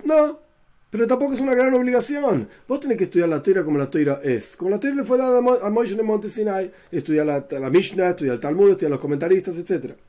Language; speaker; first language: Spanish; native; Spanish